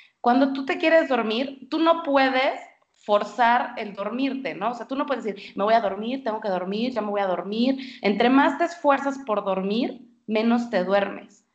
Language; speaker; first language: Spanish; native; Spanish